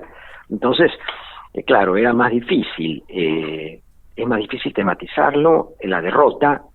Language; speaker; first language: Spanish; native; Spanish